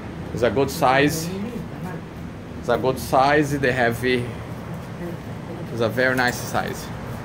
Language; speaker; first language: English; non-native, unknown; Portuguese